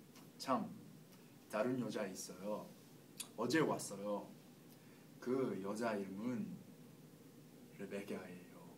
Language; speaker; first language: Korean; non-native, learner; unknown